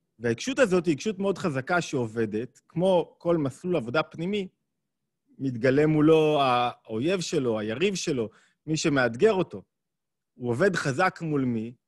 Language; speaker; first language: Hebrew; native; Hebrew